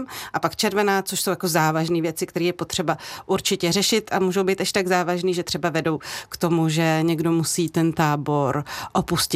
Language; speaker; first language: Czech; native; Czech